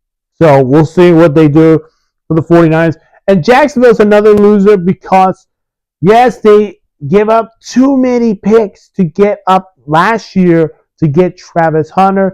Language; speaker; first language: English; early bilingual, other home language; Spanish